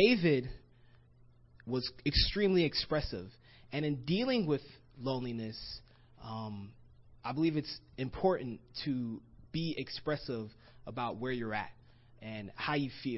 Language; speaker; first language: English; native; English